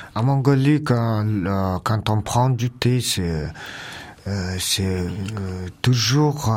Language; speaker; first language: French; non-native, learner; Mongolian